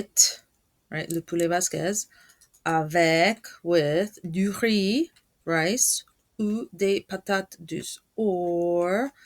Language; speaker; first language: French; non-native, fluent; English